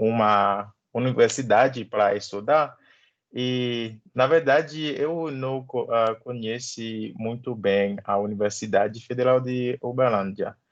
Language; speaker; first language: Portuguese; non-native, learner; Haitian Creole